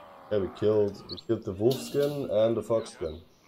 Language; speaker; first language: English; non-native, fluent; German